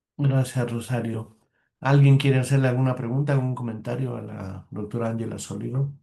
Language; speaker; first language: Spanish; native; Spanish